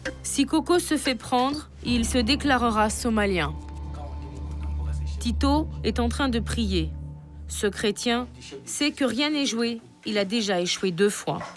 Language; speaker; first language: French; native; French